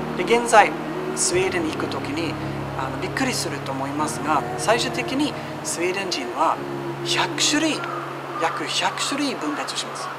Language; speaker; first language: Japanese; non-native, fluent; Swedish